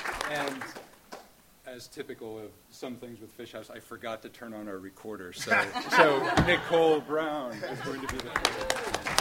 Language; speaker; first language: English; native; English